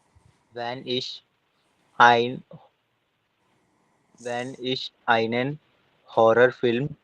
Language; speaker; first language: German; non-native, learner; Hindi